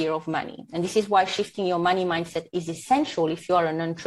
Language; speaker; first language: English; non-native, fluent; French